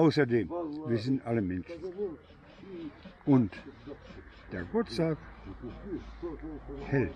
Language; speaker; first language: German; non-native, fluent; Bosnian